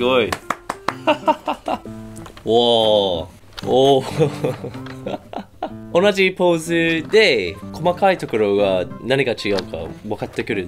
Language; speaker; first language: Japanese; non-native, learner; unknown